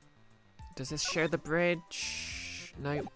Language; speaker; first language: English; native; English